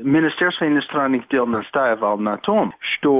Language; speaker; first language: Russian; non-native, fluent; English